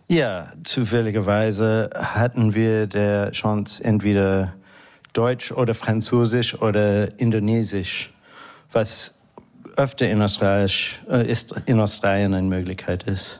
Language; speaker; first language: German; non-native, fluent; English